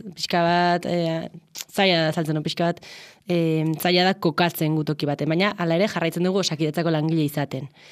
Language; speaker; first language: Basque; native; Basque